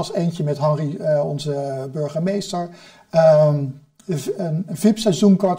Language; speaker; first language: Dutch; native; Dutch